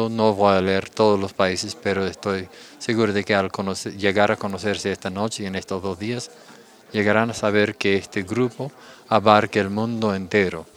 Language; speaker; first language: Spanish; non-native, fluent; English